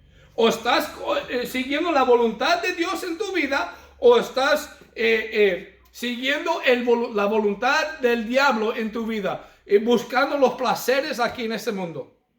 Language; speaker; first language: Spanish; non-native, fluent; English